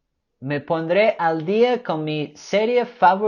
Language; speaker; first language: Spanish; non-native, fluent; English